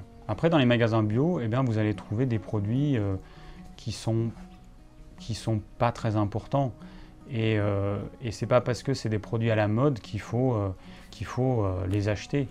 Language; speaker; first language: French; native; French